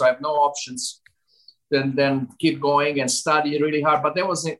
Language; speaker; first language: English; non-native, fluent; Italian